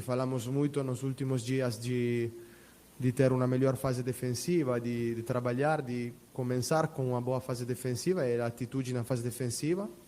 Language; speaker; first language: Portuguese; non-native, fluent; Italian